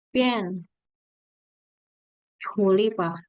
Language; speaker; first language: Chinese; non-native, fluent; Indonesian